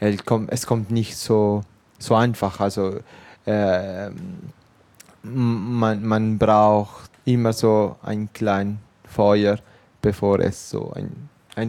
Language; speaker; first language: German; non-native, local second language; Italian